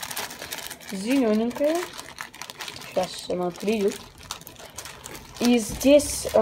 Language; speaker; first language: Russian; early bilingual, heritage; Russian